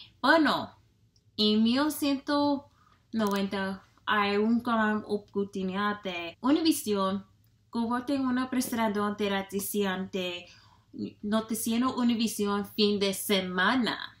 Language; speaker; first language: Spanish; non-native, learner; English